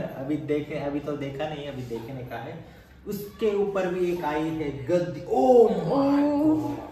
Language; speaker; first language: Hindi; non-native, local second language; Marathi